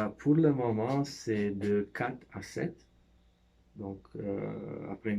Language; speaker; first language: French; non-native, fluent; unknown